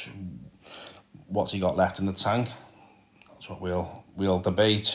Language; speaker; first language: English; native; English